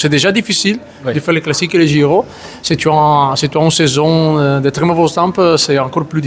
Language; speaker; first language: French; non-native, learner; Italian